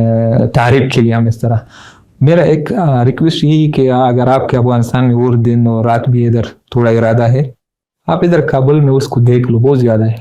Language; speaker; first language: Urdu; non-native, learner; Pashto